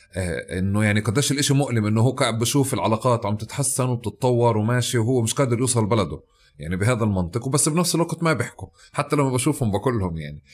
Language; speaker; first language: Arabic; native; Arabic